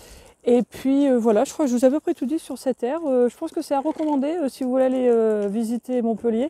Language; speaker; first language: French; native; French